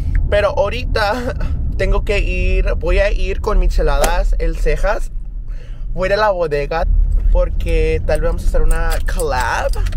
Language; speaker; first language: Spanish; early bilingual, heritage; Spanish